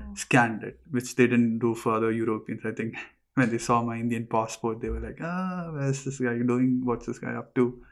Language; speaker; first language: English; non-native, local second language; Malayalam